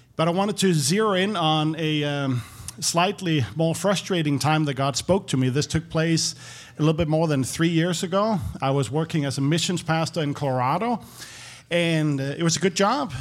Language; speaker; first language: English; non-native, fluent; Danish